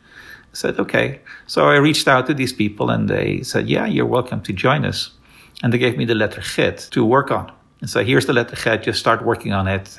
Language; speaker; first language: English; non-native, fluent; Dutch